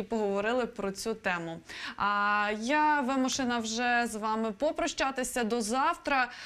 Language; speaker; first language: Ukrainian; native; Ukrainian